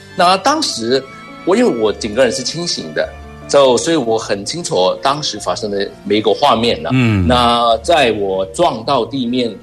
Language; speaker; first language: Chinese; non-native, local second language; Cantonese